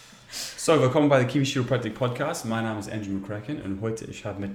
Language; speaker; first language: German; non-native, learner; English